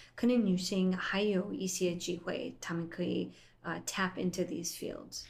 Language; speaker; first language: Chinese; non-native, fluent; English